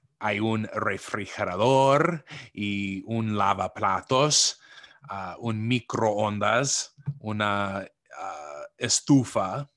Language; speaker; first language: Spanish; non-native, fluent; English